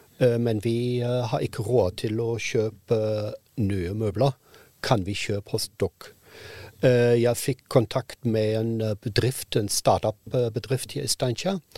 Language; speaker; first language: Norwegian; non-native, fluent; German